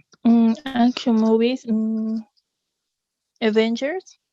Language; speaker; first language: English; non-native, learner; Spanish